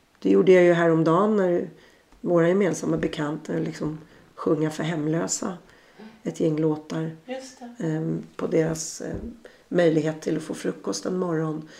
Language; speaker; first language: Swedish; native; Swedish